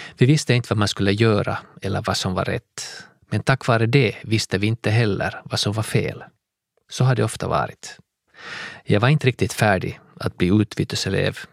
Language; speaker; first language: Swedish; native; Swedish